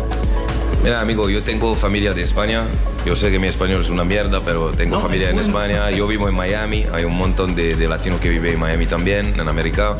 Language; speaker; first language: Spanish; non-native, learner; French